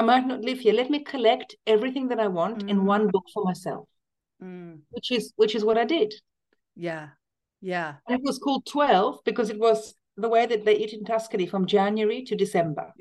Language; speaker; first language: English; native; English